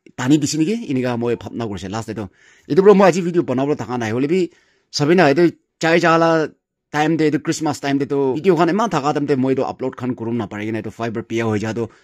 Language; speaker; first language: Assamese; non-native, local second language; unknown